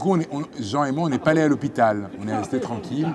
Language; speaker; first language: French; native; French